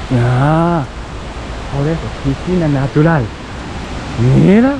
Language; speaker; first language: Spanish; non-native, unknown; Japanese